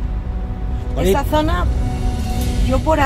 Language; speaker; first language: Spanish; native; Spanish